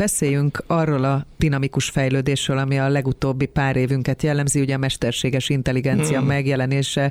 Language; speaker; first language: Hungarian; native; Hungarian